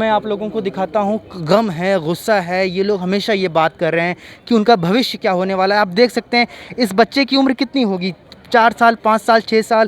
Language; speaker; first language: Hindi; native; Hindi